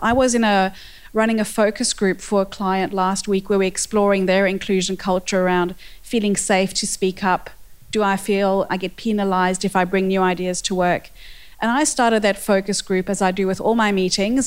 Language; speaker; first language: English; native; English